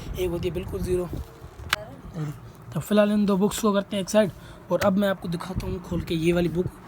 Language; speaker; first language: Urdu; non-native, local second language; Sindhi